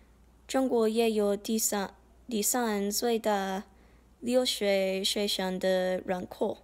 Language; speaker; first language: Chinese; non-native, learner; English